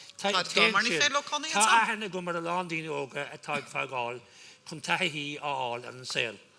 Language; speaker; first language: Irish; non-native, local second language; English